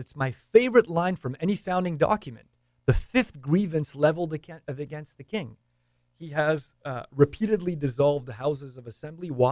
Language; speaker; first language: English; native; English